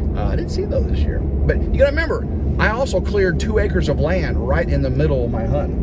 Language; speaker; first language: English; native; English